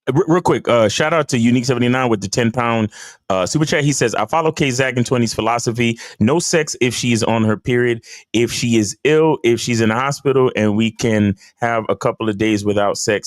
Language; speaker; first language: English; native; English